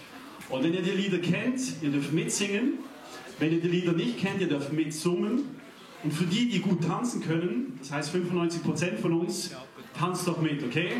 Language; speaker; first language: German; native; German